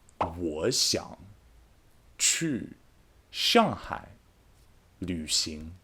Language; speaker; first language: Chinese; non-native, fluent; English